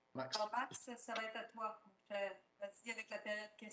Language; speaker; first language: French; native; French